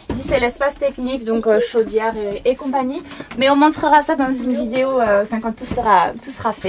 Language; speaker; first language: French; native; French